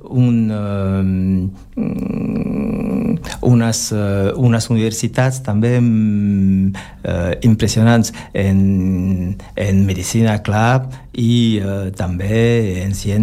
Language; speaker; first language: Catalan; non-native, learner; French